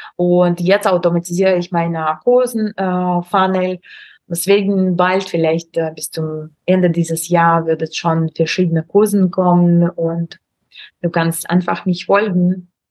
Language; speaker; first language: German; non-native, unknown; Russian